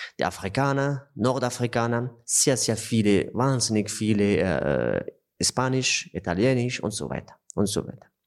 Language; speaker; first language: German; non-native, fluent; Persian